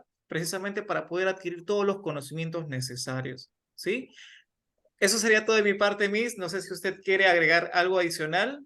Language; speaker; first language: Spanish; native; Spanish